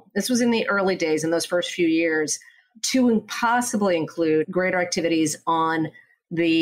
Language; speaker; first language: English; native; English